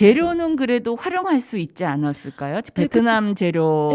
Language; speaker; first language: Korean; native; Korean